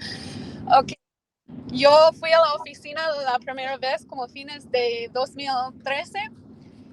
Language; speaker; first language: Spanish; early bilingual, heritage; Spanish